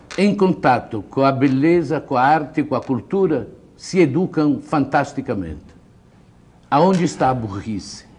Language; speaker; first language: Portuguese; non-native, fluent; Italian